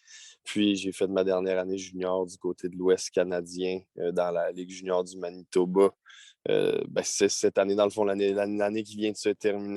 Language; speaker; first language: French; native; French